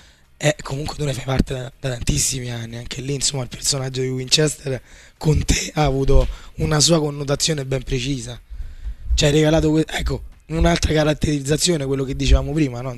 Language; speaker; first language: Italian; native; Italian